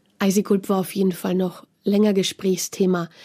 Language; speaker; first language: German; native; German